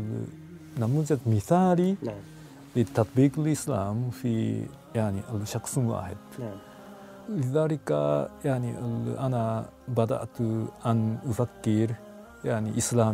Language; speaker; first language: Arabic; non-native, fluent; Japanese